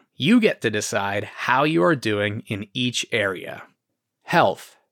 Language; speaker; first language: English; native; English